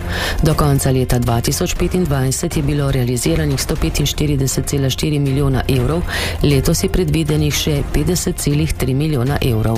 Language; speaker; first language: Slovenian; native; Slovenian